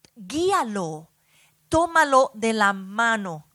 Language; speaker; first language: Spanish; early bilingual, heritage; Spanish